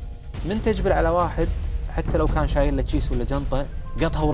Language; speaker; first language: Arabic; native; Arabic